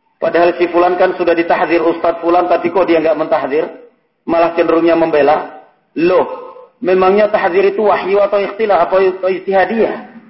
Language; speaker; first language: Indonesian; native; Indonesian